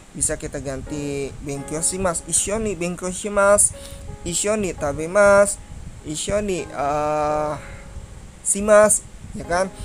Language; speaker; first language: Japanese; non-native, fluent; Indonesian